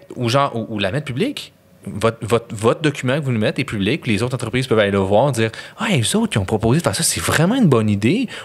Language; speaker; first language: French; native; French